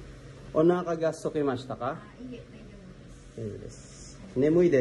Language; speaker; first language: Japanese; non-native, fluent; Filipino